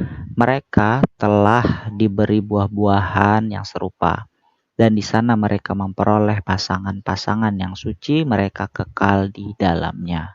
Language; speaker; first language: Indonesian; native; Indonesian